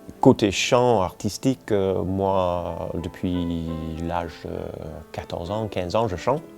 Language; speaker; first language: French; non-native, fluent; English